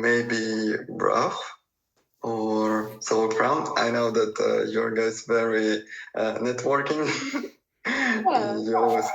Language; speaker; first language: English; non-native, fluent; Russian